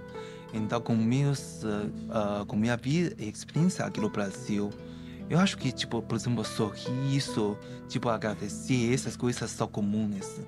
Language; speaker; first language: Portuguese; non-native, fluent; Chinese